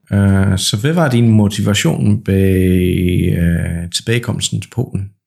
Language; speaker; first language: Danish; non-native, fluent; Polish